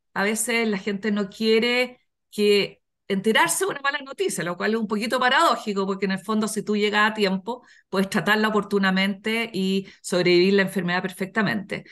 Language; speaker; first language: Spanish; native; Spanish